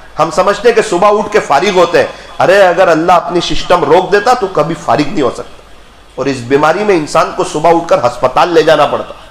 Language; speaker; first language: Urdu; non-native, local second language; Gujarati